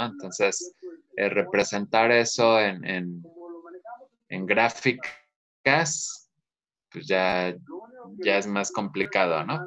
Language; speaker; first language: Spanish; native; Spanish